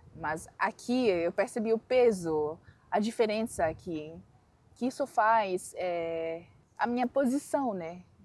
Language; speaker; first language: Portuguese; non-native, fluent; Haitian Creole